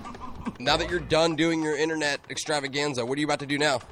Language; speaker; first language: English; native; English